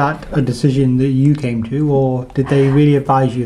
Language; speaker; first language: English; native; English